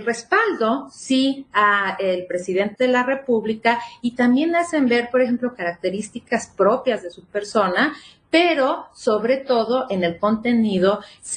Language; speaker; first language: Spanish; native; Spanish